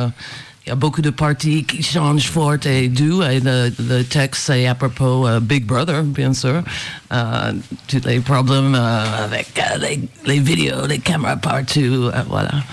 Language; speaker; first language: French; non-native, fluent; English